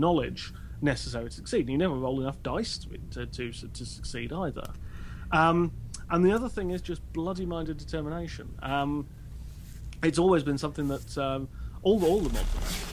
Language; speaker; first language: English; native; English